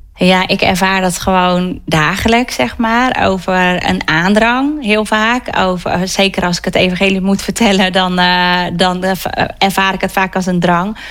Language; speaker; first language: Dutch; native; Dutch